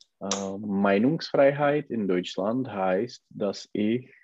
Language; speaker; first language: German; non-native, learner; Czech